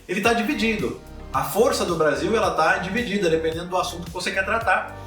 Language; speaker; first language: Portuguese; native; Portuguese